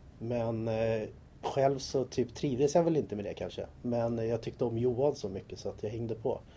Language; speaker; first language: Swedish; native; Swedish